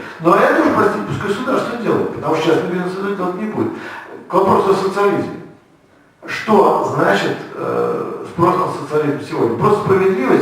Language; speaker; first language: Russian; native; Russian